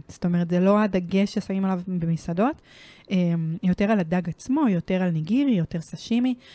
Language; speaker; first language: Hebrew; native; Hebrew